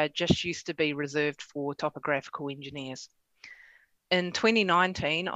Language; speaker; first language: English; native; English